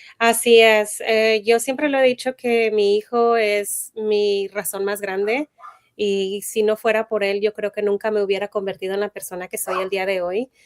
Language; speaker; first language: Spanish; native; Spanish